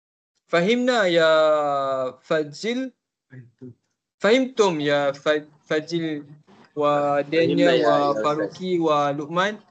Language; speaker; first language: Arabic; non-native, learner; Malay